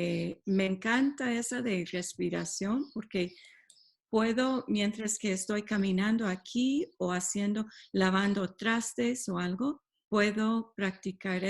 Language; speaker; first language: Spanish; non-native, fluent; English